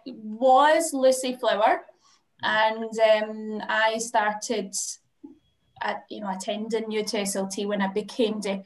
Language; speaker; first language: English; native; English